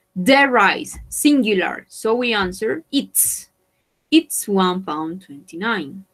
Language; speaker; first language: English; non-native, fluent; Spanish